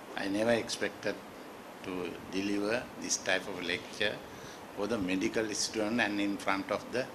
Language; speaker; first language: English; non-native, local second language; Sinhala